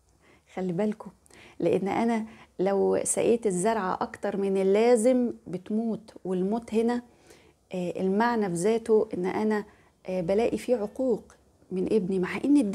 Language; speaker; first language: Arabic; native; Arabic